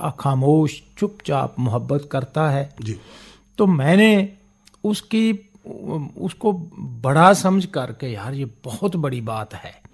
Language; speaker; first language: Hindi; non-native, local second language; Punjabi